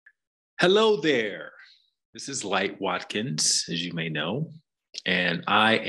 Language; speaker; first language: English; native; English